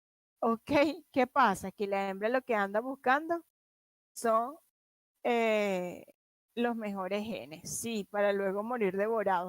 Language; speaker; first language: Spanish; native; Spanish